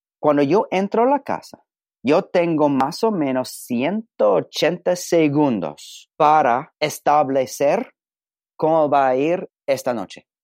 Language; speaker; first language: Spanish; non-native, learner; English